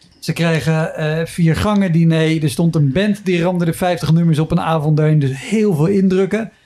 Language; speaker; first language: Dutch; native; Dutch